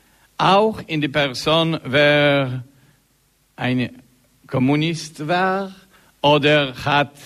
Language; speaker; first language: German; non-native, learner; Polish